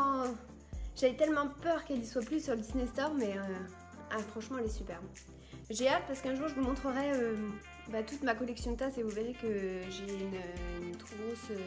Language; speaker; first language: French; native; French